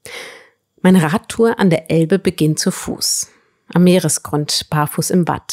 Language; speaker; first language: German; native; German